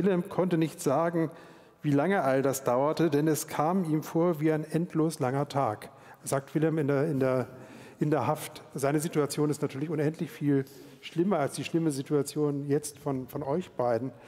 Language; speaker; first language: German; native; German